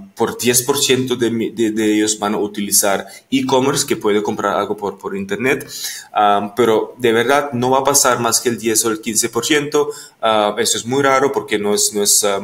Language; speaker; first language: Spanish; non-native, fluent; Papiamento